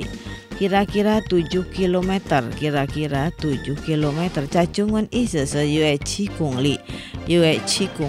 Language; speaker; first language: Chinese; non-native, learner; Indonesian